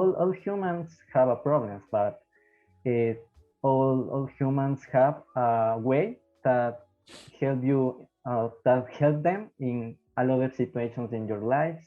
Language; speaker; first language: English; non-native, learner; Spanish